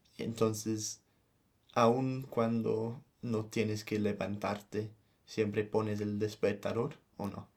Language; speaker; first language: Spanish; non-native, fluent; English